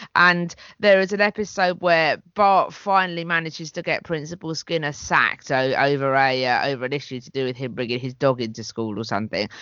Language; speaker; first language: English; native; English